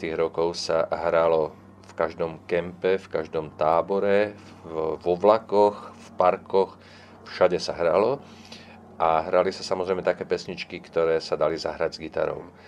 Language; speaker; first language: Slovak; non-native, local second language; Czech